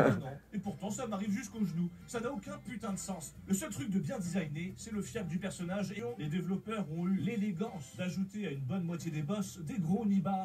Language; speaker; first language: French; native; French